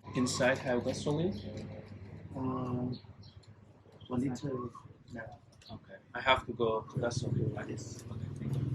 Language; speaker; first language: English; non-native, learner; Turkish